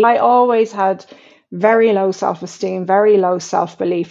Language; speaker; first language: English; native; English